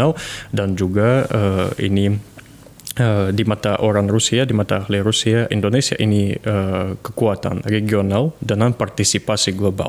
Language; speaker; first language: Indonesian; non-native, fluent; Russian